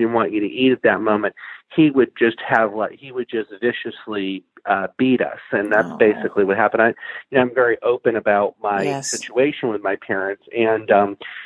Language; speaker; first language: English; native; English